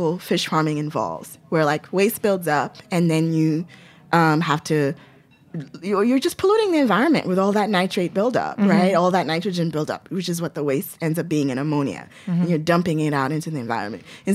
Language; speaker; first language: English; non-native, local second language; Yoruba